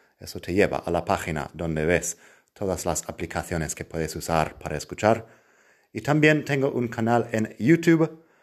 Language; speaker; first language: Spanish; non-native, fluent; English